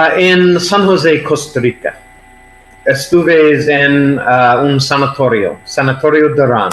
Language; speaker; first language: Spanish; non-native, learner; English